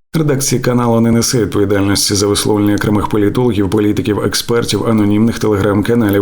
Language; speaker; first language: Ukrainian; native; Ukrainian